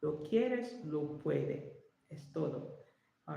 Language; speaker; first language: Spanish; non-native, learner; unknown